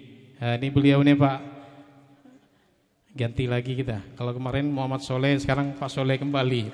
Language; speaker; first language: Indonesian; native; Indonesian